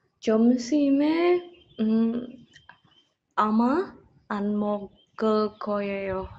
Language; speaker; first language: Korean; non-native, learner; Indonesian